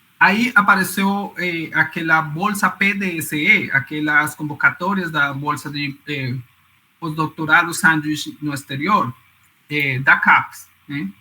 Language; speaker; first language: Portuguese; non-native, fluent; Spanish